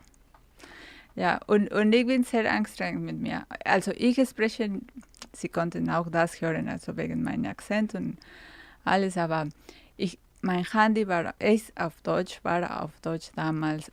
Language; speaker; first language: German; non-native, fluent; Spanish